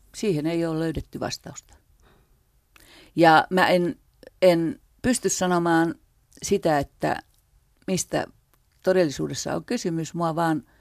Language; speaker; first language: Finnish; native; Finnish